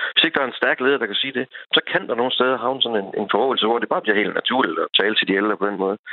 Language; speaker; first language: Danish; native; Danish